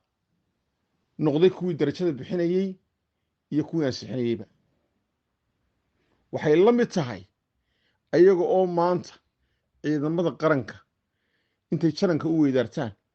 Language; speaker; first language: Somali; native; Somali